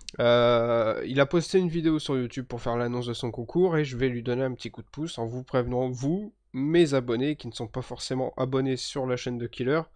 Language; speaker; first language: French; native; French